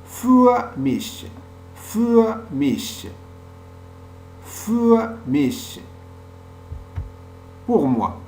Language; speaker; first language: German; non-native, fluent; French